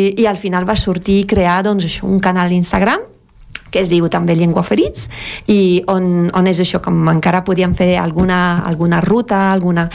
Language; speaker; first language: Catalan; non-native, fluent; French